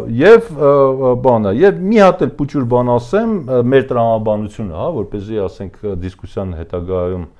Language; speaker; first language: Armenian; native; Armenian